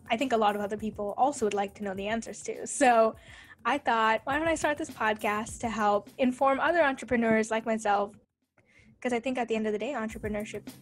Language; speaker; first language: English; native; English